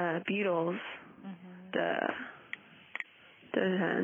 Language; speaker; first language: Chinese; non-native, learner; English